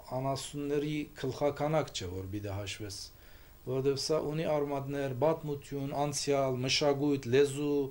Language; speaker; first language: Armenian; early bilingual, heritage; Armenian